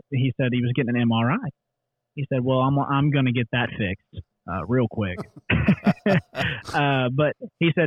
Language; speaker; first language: English; native; English